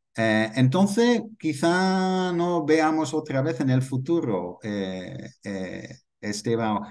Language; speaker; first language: Spanish; non-native, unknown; Dutch